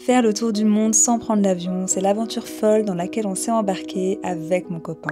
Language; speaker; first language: French; native; French